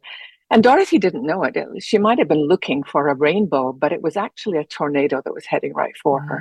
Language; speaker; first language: English; native; English